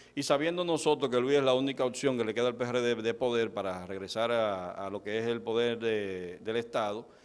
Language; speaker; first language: Spanish; native; Spanish